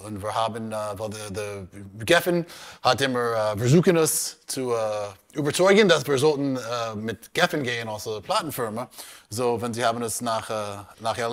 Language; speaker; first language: German; non-native, learner; English